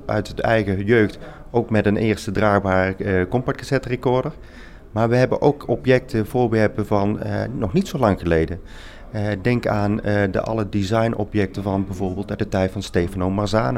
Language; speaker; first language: Dutch; native; Dutch